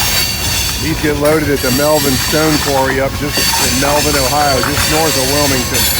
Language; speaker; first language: English; native; English